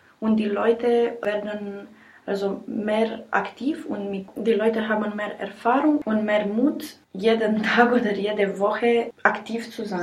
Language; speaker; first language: German; non-native, learner; Romanian